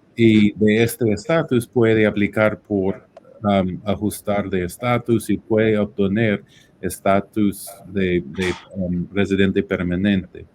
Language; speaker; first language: Spanish; non-native, fluent; English